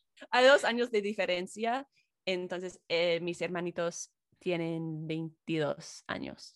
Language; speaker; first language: Spanish; non-native, fluent; English